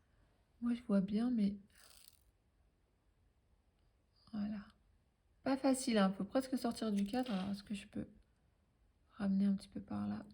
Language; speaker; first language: French; native; French